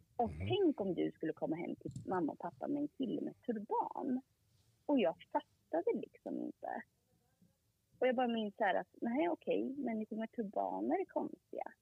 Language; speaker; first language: Swedish; early bilingual, other home language; Korean